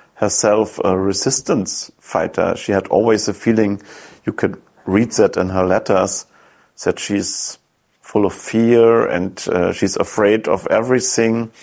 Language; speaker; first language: English; non-native, fluent; German